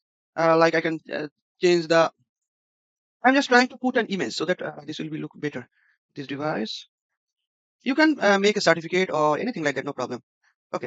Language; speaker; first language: English; non-native, local second language; Bangla